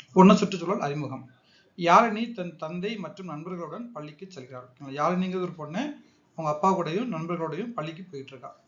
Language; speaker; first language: Tamil; native; Tamil